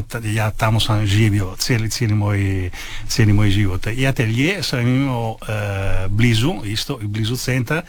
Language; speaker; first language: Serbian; non-native, learner; Italian